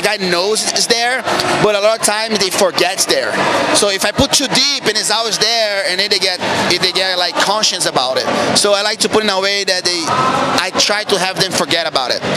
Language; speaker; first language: English; non-native, fluent; Portuguese